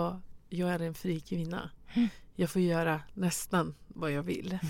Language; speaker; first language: Swedish; non-native, fluent; Persian